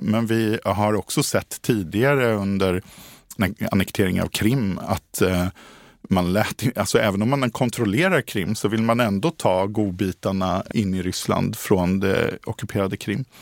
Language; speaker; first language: Swedish; native; Swedish